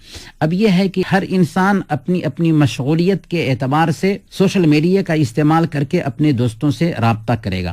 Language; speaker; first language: Urdu; native; Urdu